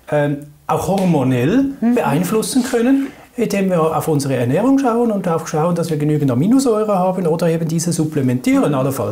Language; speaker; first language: German; native; German